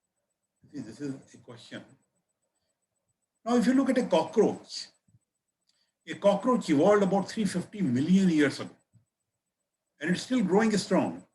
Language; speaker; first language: English; non-native, local second language; Hindi